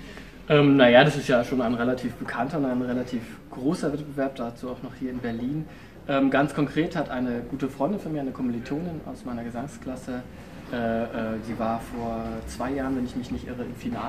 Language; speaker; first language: German; native; German